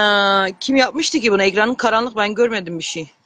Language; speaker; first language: Turkish; native; Turkish